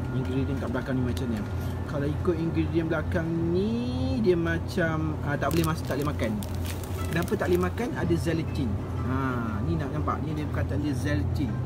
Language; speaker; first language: Malay; native; Malay